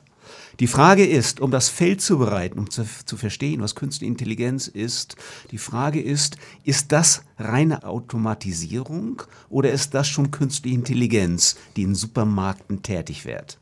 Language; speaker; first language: German; native; German